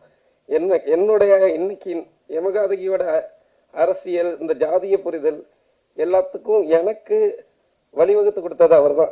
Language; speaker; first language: Tamil; native; Tamil